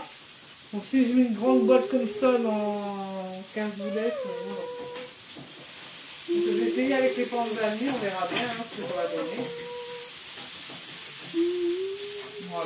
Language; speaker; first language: French; native; French